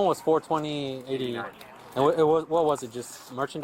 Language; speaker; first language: English; native; English